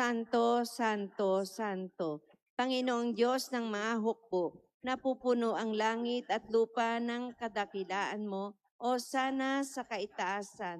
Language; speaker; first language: Filipino; native; Filipino